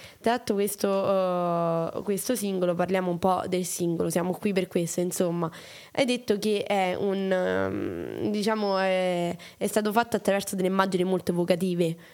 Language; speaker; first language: Italian; native; Italian